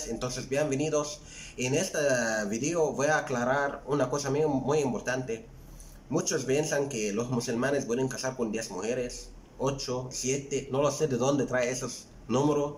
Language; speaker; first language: Spanish; non-native, fluent; Arabic